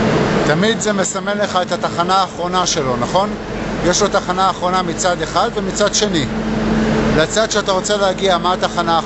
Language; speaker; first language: Hebrew; native; Hebrew